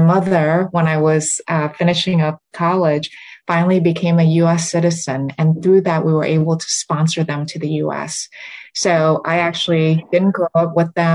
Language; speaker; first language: English; early bilingual, other home language; Vietnamese